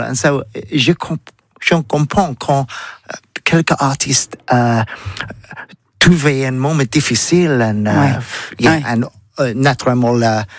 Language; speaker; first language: French; non-native, learner; English